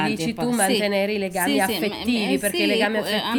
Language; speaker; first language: Italian; native; Italian